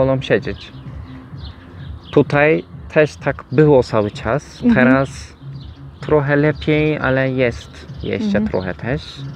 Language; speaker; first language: Polish; non-native, learner; Turkish